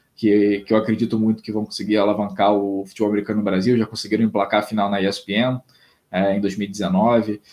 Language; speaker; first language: Portuguese; native; Portuguese